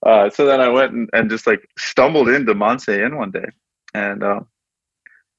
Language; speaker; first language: English; native; English